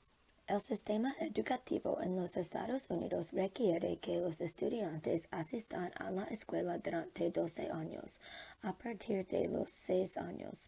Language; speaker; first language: Spanish; non-native, learner; English